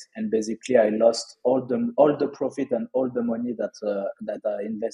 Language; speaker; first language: English; non-native, fluent; French